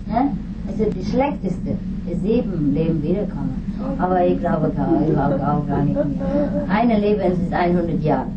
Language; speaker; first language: German; non-native, learner; Vietnamese